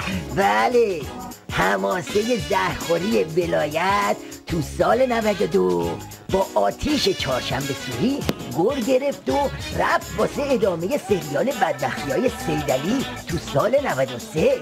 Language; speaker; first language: Persian; native; Persian